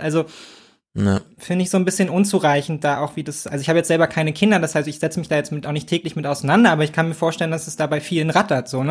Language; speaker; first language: German; native; German